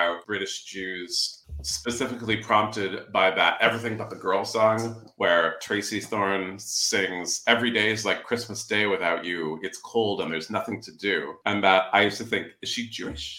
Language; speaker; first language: English; native; English